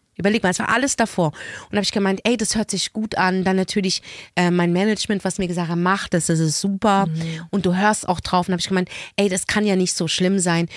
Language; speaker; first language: German; early bilingual, other home language; Arabic